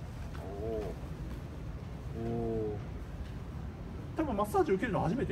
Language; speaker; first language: Japanese; native; Japanese